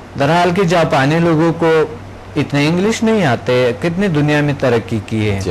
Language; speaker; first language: Urdu; non-native, local second language; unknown